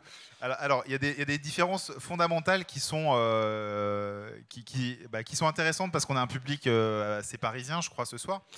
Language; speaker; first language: French; native; French